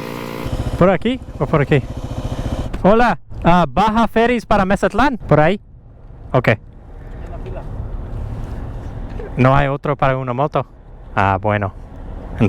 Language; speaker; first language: Spanish; non-native, learner; English